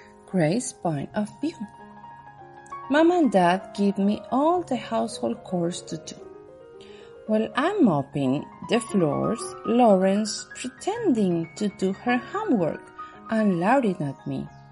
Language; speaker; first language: English; non-native, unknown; Spanish